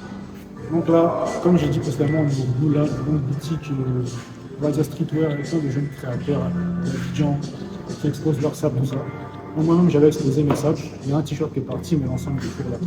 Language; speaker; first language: French; native; French